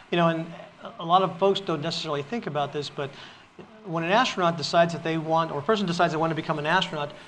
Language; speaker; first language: English; native; English